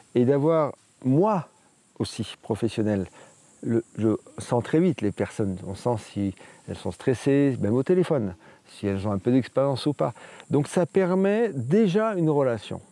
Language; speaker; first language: French; native; French